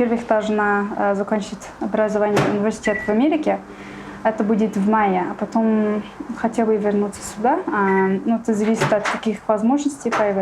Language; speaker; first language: Russian; non-native, fluent; English